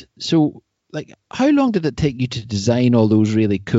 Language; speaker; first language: English; native; English